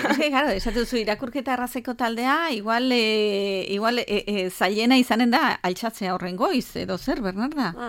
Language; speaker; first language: Basque; native; Basque